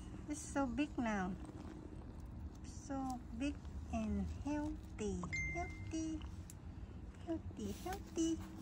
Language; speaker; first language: English; non-native, learner; Vietnamese